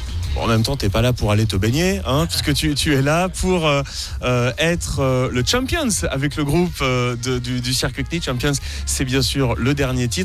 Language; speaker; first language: French; native; French